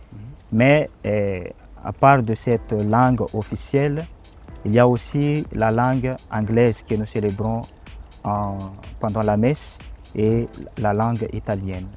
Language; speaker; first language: French; non-native, local second language; Malagasy